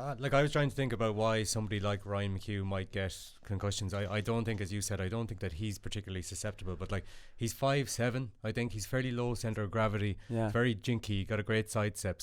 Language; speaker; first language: English; native; English